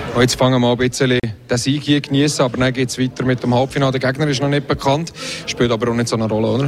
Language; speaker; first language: German; native; German